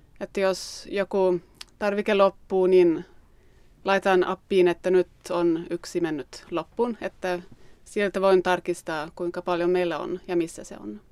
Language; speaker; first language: Finnish; non-native, local second language; Swedish